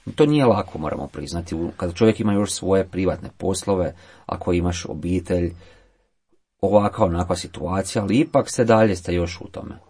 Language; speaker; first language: Croatian; native; Croatian